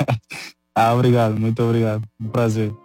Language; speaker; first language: Portuguese; non-native, fluent; Spanish